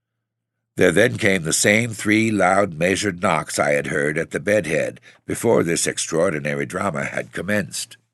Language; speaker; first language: English; native; English